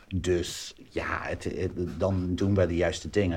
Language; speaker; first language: Dutch; non-native, fluent; English